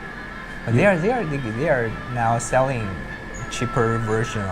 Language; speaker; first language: English; non-native, learner; Chinese